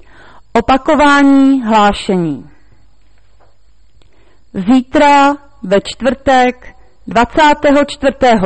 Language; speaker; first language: Czech; native; Czech